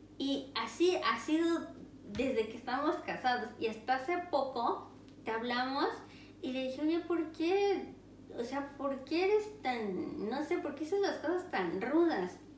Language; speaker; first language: Spanish; native; Spanish